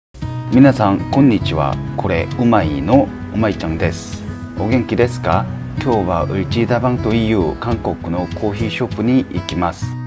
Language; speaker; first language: Japanese; non-native, learner; Korean